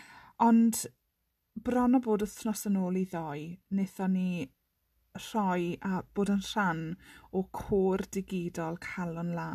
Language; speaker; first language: Welsh; non-native, local second language; English